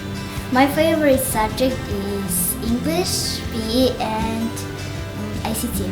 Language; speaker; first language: English; non-native, learner; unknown